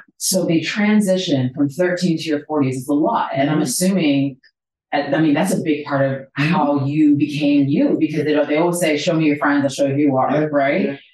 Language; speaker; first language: English; native; English